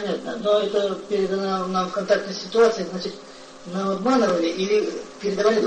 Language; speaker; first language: Russian; native; Russian